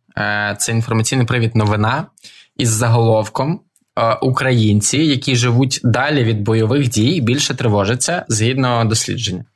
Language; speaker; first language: Ukrainian; non-native, local second language; Russian